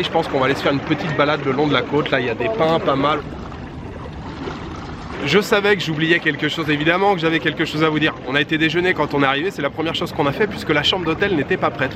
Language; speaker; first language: French; native; French